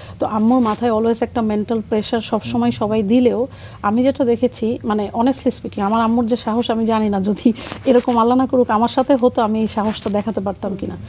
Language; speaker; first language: Bangla; native; Bangla